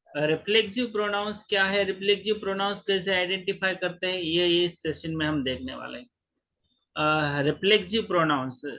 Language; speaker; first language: Hindi; non-native, local second language; Marathi